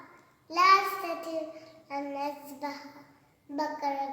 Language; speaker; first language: Arabic; non-native, learner; Urdu